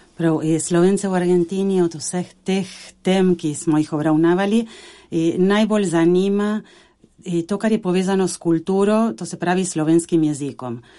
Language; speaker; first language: Slovenian; early bilingual, heritage; Slovenian